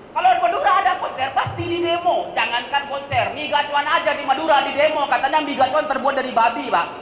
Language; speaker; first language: Indonesian; non-native, local second language; Madurese